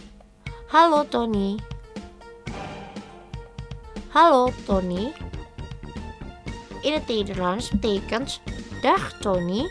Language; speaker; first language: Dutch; non-native, fluent; Indonesian